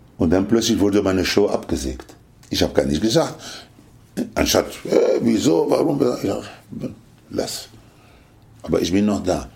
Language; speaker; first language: German; non-native, fluent; Spanish